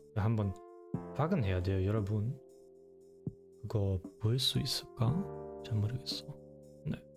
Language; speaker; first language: Korean; non-native, learner; German